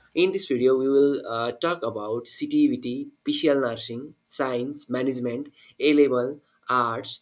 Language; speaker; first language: English; non-native, local second language; Nepali